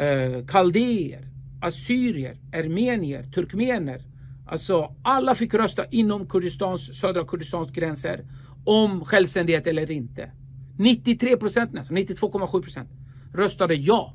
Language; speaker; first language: Swedish; early bilingual, other home language; Kurdish